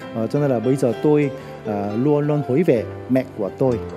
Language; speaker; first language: Vietnamese; non-native, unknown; Korean